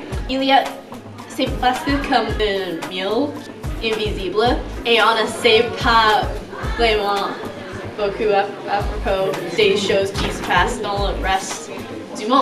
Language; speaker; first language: French; non-native, learner; English